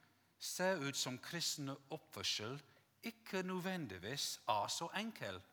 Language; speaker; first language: Norwegian; non-native, fluent; English